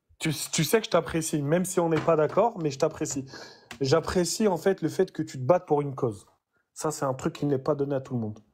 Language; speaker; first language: French; early bilingual, other home language; Arabic